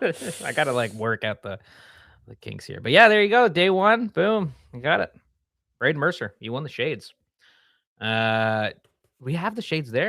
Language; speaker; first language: English; native; English